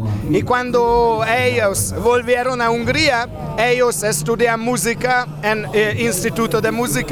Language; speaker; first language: Spanish; non-native, fluent; Hungarian